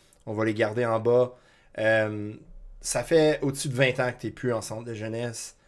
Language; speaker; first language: French; non-native, local second language; English